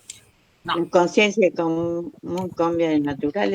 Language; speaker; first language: Spanish; native; Spanish